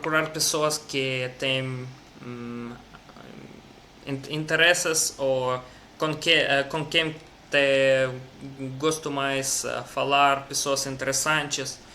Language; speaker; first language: Portuguese; non-native, learner; Russian